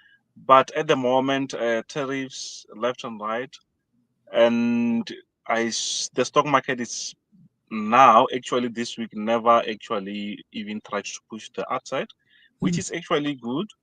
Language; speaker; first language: English; non-native, fluent; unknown